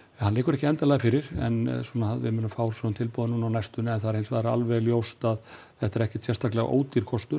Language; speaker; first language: Icelandic; native; Icelandic